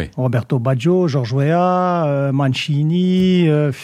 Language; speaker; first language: French; native; French